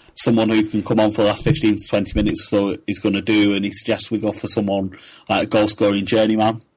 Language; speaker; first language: English; native; English